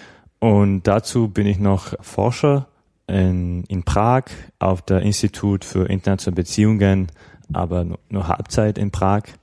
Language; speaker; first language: German; non-native, fluent; Slovak